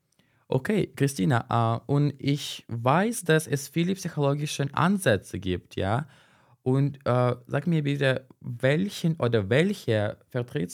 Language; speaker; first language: German; non-native, fluent; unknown